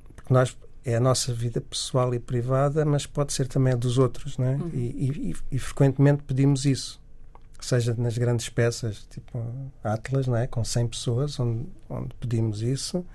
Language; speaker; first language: Portuguese; native; Portuguese